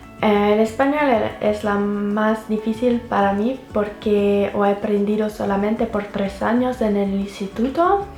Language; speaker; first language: Spanish; non-native, learner; French